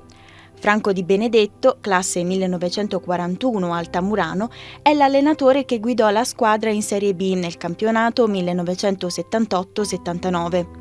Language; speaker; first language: Italian; native; Italian